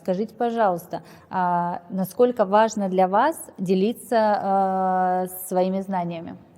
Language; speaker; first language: Russian; native; Russian